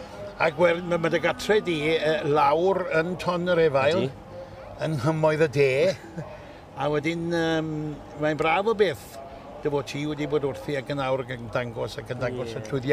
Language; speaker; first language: Welsh; native; Welsh